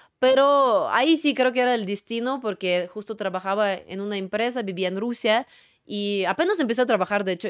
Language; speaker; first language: Spanish; non-native, fluent; Russian